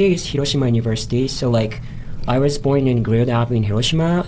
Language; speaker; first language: English; non-native, fluent; Japanese